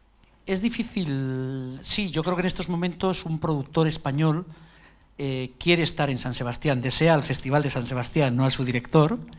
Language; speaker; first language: Spanish; native; Spanish